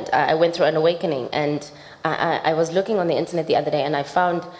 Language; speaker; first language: English; non-native, local second language; Xhosa